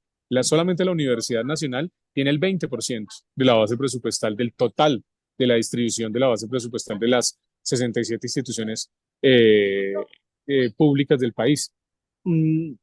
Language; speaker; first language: Spanish; native; Spanish